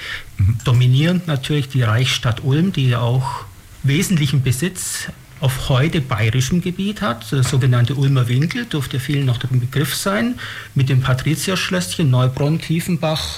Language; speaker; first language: German; native; German